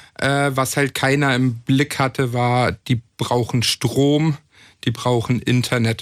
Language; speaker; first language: German; native; German